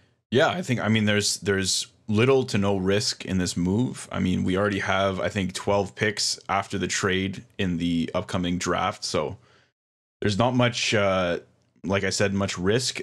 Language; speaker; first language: English; native; English